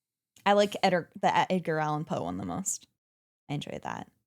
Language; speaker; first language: English; native; English